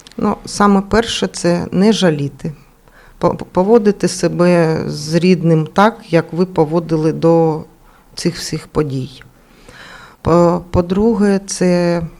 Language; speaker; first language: Ukrainian; non-native, local second language; Russian